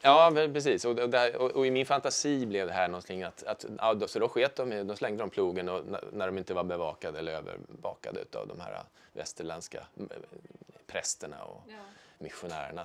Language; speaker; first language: Swedish; native; Swedish